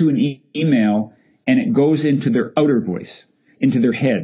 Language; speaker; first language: English; native; English